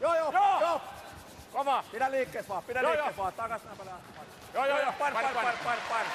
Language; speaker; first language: Finnish; native; Finnish